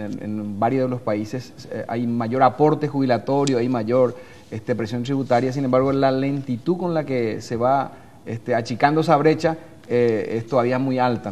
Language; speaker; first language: Spanish; native; Spanish